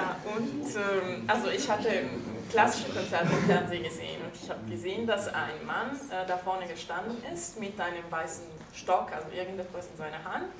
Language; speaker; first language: German; non-native, fluent; Italian